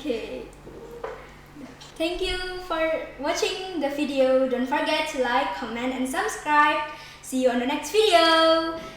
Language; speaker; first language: English; non-native, learner; Indonesian